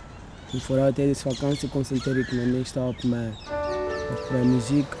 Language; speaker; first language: Dutch; non-native, fluent; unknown